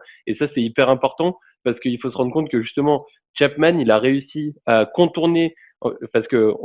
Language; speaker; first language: French; native; French